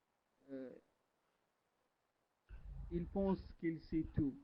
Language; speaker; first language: French; non-native, learner; Arabic